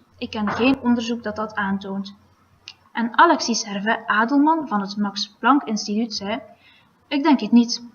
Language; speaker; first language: Dutch; native; Dutch